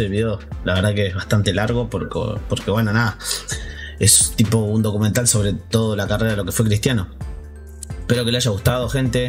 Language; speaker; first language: Spanish; native; Spanish